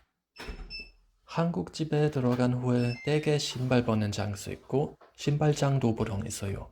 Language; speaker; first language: Korean; non-native, fluent; German